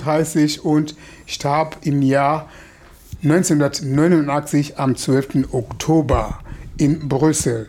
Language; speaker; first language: German; non-native, fluent; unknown